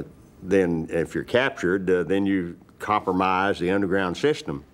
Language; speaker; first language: English; native; English